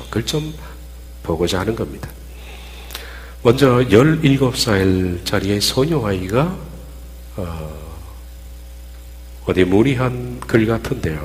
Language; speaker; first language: Korean; native; Korean